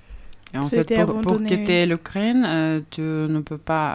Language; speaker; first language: French; non-native, learner; Russian